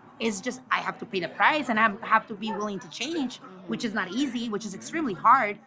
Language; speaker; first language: English; early bilingual, other home language; Spanish